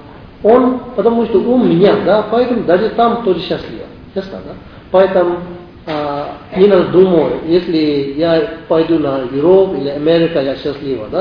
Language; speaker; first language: Russian; non-native, learner; Tibetan